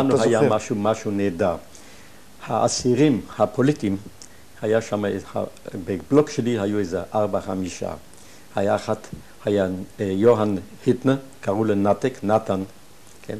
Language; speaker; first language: Hebrew; non-native, fluent; German